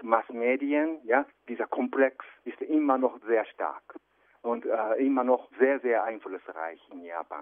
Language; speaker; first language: German; non-native, fluent; Japanese